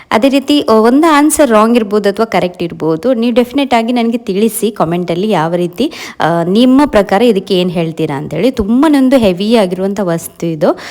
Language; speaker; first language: Kannada; native; Kannada